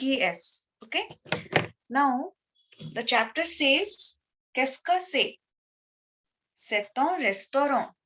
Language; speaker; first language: French; non-native, fluent; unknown